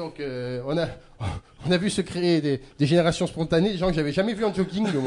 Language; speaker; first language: French; native; French